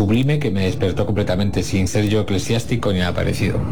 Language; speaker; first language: Spanish; native; Spanish